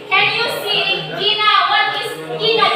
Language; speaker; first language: English; non-native, learner; Indonesian